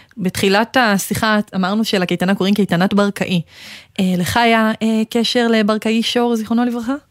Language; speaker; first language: Hebrew; native; Hebrew